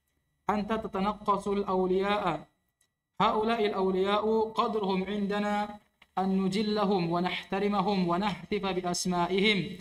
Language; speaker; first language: Arabic; non-native, learner; Indonesian